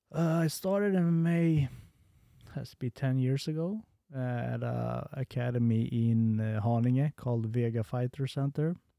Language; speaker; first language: English; non-native, fluent; Bosnian